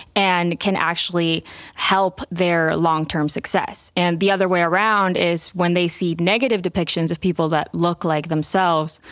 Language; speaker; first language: English; non-native, fluent; Spanish